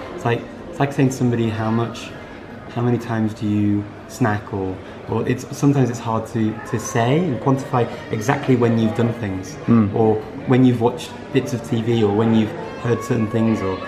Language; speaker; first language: English; native; English